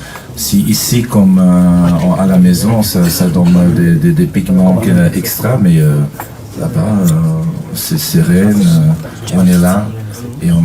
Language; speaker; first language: French; non-native, fluent; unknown